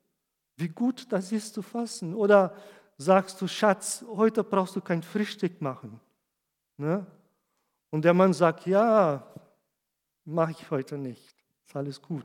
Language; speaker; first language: German; non-native, fluent; Portuguese